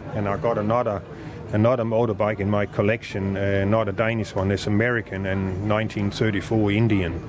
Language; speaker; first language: English; non-native, fluent; Danish